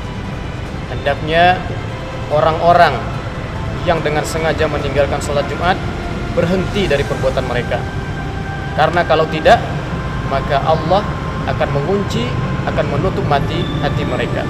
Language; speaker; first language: Indonesian; native; Indonesian